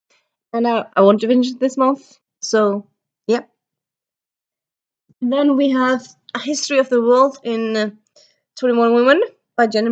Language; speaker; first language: English; early bilingual, heritage; Norwegian